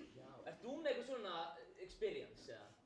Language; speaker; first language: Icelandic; native; Icelandic